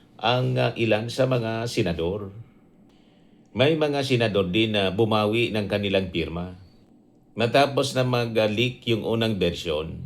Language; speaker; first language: Filipino; non-native, local second language; Bikol